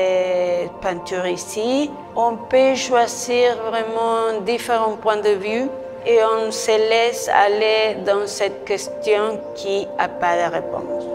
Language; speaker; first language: French; non-native, fluent; Spanish